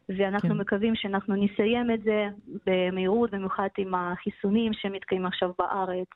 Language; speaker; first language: Hebrew; non-native, fluent; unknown